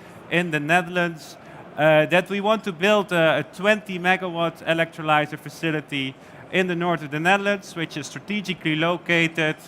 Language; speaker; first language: English; non-native, fluent; Dutch